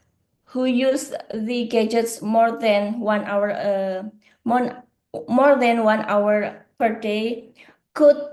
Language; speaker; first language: English; non-native, learner; Indonesian